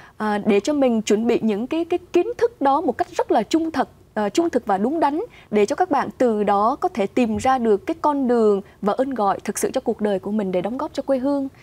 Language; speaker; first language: Vietnamese; early bilingual, heritage; Vietnamese